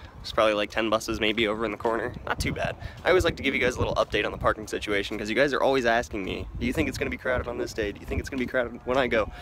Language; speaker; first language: English; native; English